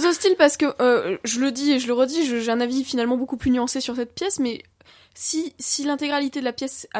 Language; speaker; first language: French; native; French